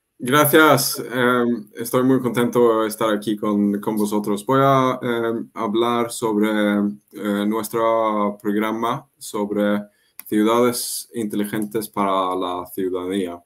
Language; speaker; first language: Spanish; non-native, fluent; Swedish